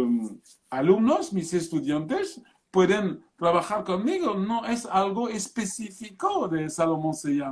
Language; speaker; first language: Spanish; non-native, fluent; French